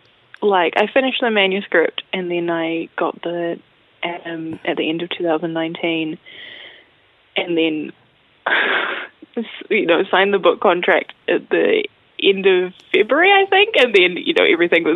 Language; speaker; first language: English; native; English